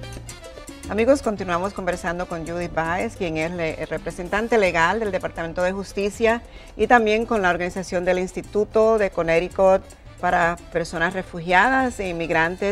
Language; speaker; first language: Spanish; native; Spanish